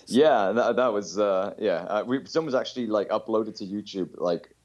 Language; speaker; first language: English; native; English